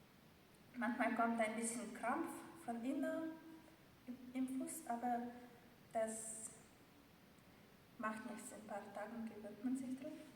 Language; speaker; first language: German; non-native, fluent; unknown